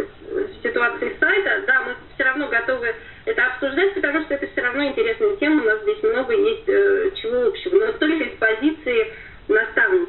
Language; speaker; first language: Russian; native; Russian